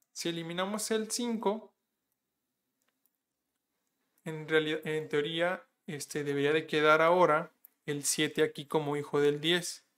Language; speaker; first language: Spanish; native; Spanish